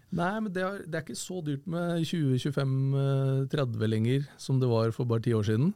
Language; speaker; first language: Norwegian; native; Norwegian